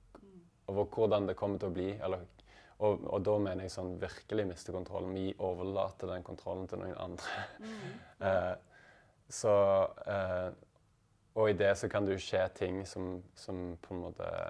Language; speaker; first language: Norwegian; native; Norwegian